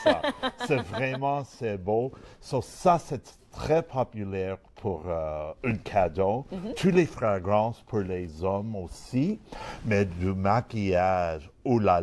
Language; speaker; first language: French; non-native, learner; English